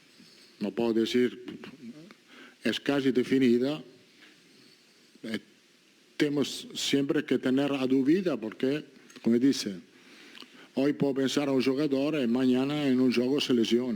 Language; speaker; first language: Portuguese; non-native, learner; Italian